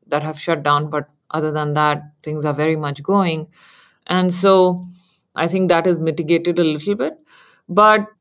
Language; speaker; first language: English; non-native, local second language; Hindi